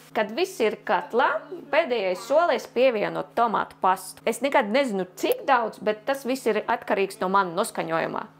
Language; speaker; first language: Latvian; non-native, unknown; Ukrainian